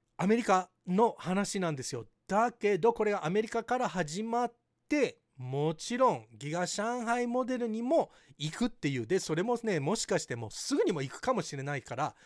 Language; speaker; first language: Japanese; early bilingual, heritage; Japanese